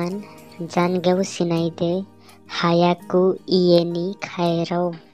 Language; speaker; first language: Japanese; non-native, learner; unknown